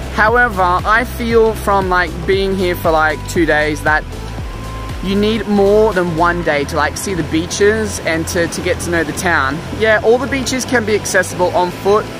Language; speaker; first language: English; native; English